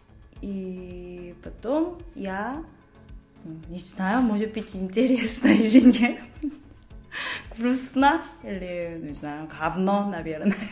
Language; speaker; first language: Russian; non-native, learner; Korean